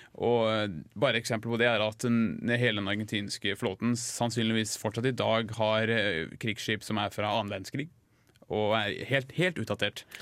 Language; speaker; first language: Norwegian; native; Norwegian